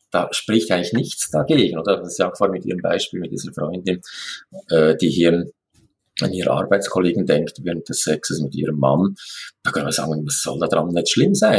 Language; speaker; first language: German; native; German